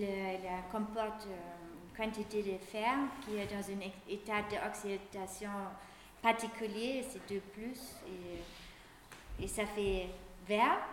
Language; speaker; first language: French; non-native, fluent; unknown